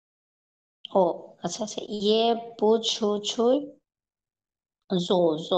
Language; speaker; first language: Chinese; non-native, learner; Bangla